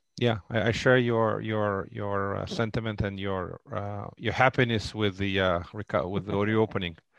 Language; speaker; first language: English; non-native, fluent; Russian